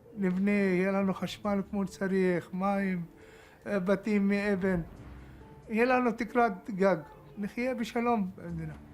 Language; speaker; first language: Hebrew; non-native, local second language; Arabic